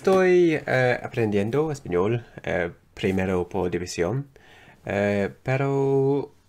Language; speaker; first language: Spanish; non-native, learner; English